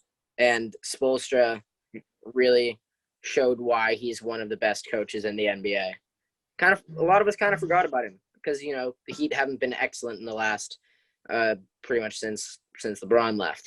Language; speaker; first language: English; native; English